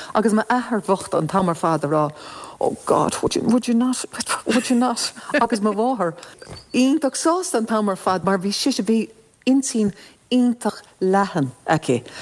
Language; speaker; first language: Irish; non-native, local second language; English